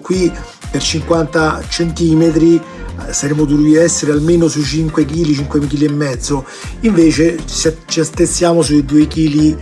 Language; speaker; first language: Italian; native; Italian